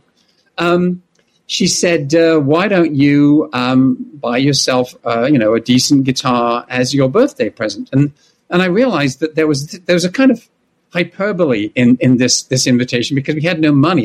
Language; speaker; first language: English; native; English